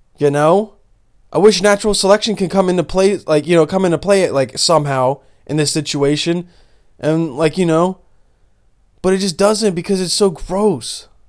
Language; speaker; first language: English; early bilingual, other home language; Bosnian